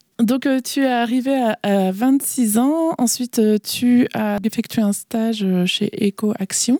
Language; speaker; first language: French; native; French